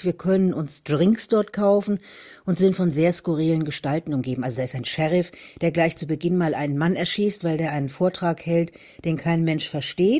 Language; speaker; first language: German; native; German